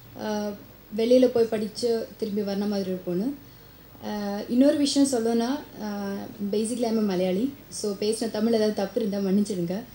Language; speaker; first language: Tamil; non-native, learner; Malayalam